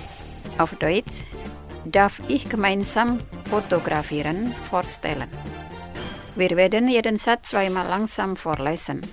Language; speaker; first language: German; non-native, fluent; Indonesian